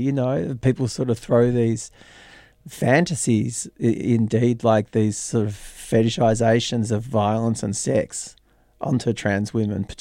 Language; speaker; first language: English; native; English